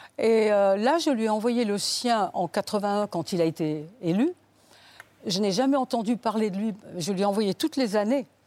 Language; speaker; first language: French; native; French